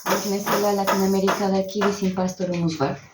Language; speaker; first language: Turkish; non-native, learner; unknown